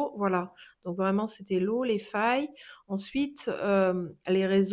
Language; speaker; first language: French; native; French